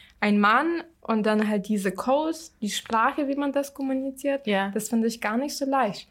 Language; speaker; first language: German; non-native, fluent; Ukrainian